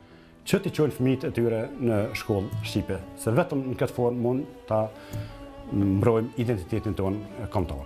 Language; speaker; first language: Albanian; native; Albanian